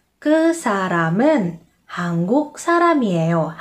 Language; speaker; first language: Korean; non-native, fluent; Indonesian